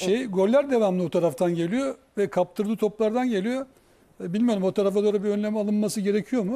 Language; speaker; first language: Turkish; native; Turkish